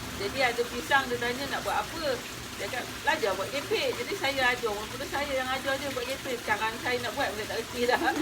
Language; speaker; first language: Malay; native; Malay